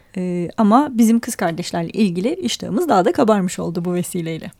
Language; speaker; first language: Turkish; native; Turkish